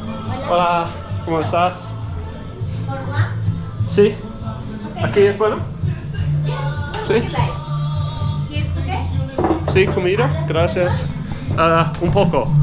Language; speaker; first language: Spanish; non-native, learner; English